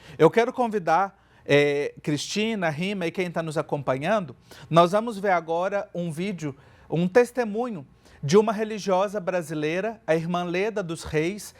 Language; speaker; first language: Portuguese; native; Portuguese